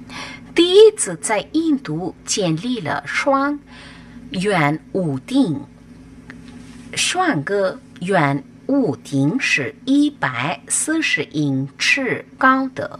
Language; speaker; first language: Chinese; non-native, fluent; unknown